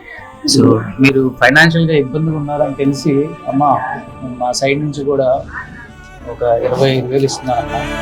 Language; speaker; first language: Telugu; native; Telugu